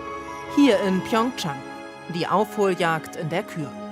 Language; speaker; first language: German; native; German